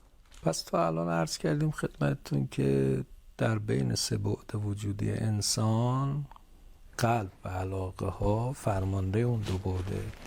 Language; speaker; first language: Persian; native; Persian